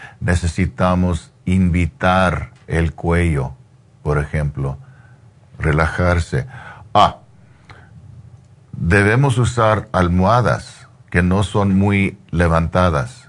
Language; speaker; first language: Spanish; non-native, learner; English